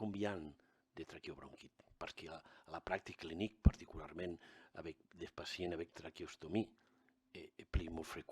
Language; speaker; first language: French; non-native, learner; Catalan